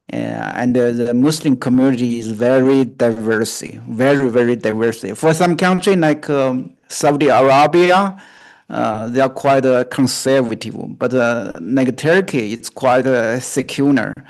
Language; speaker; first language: English; non-native, fluent; Chinese